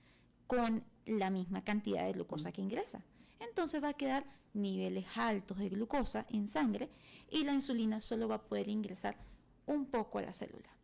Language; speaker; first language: Spanish; native; Spanish